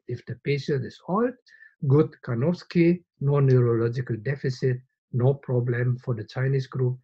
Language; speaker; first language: English; non-native, fluent; Indonesian